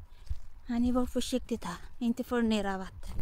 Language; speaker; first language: Swedish; non-native, learner; Filipino